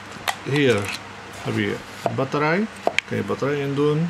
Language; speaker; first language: Dutch; non-native, learner; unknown